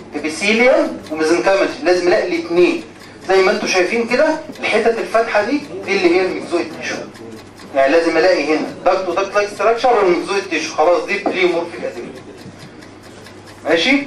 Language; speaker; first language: Arabic; native; Arabic